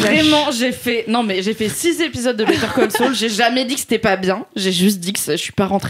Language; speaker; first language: French; native; French